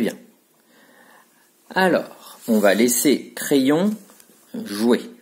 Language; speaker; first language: French; native; French